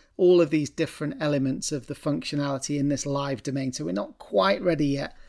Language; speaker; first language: English; native; English